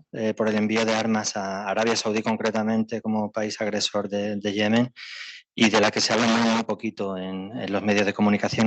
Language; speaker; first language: Spanish; native; Spanish